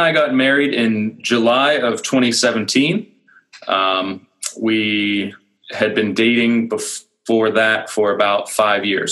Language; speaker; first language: English; native; English